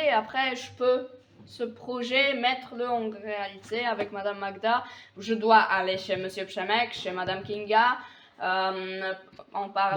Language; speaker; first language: French; non-native, fluent; Polish